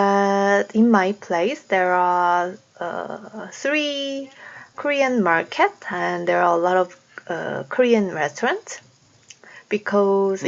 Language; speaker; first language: English; non-native, learner; Korean